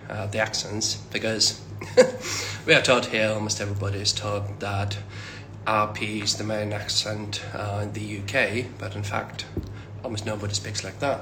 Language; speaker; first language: English; non-native, fluent; Russian